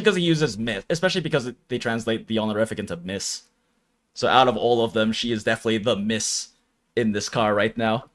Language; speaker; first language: English; native; English